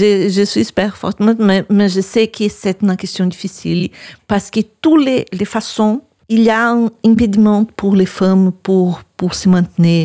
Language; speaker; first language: French; non-native, learner; Portuguese